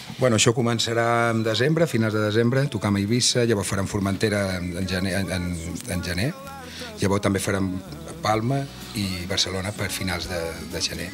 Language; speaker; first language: Catalan; native; Catalan